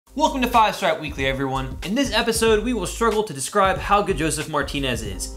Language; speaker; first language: English; native; English